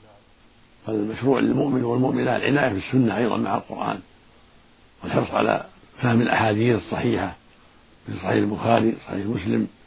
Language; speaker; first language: Arabic; native; Arabic